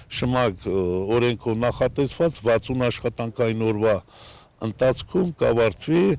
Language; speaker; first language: Armenian; native; Armenian